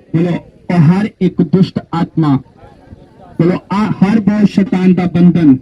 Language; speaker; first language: Hindi; non-native, local second language; Punjabi